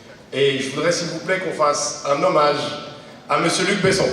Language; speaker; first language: French; native; French